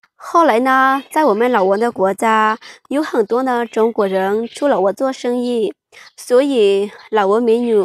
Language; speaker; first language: Chinese; non-native, fluent; Lao